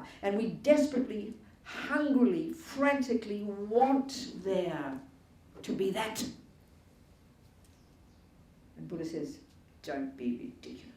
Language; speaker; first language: English; native; English